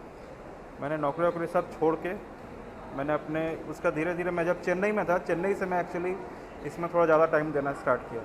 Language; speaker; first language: Hindi; native; Hindi